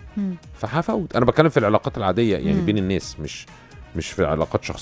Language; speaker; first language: Arabic; native; Arabic